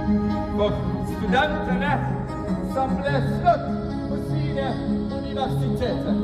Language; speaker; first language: Norwegian; non-native, fluent; Persian